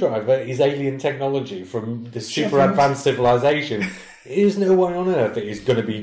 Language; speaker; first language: English; native; English